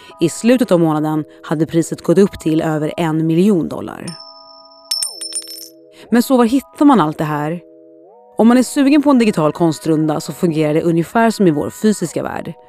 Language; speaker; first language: Swedish; native; Swedish